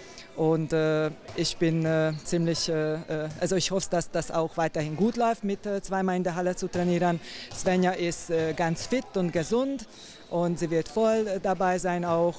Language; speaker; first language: German; non-native, fluent; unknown